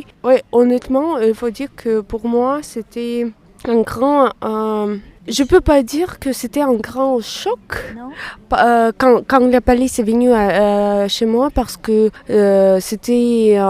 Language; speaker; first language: French; non-native, fluent; Russian